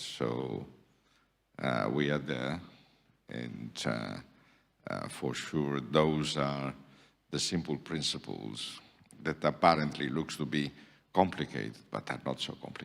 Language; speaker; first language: English; non-native, fluent; Italian